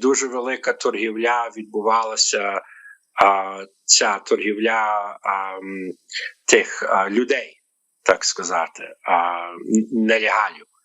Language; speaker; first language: Ukrainian; early bilingual, heritage; Ukrainian